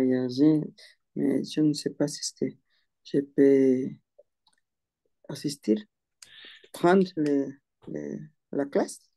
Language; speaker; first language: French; non-native, learner; Spanish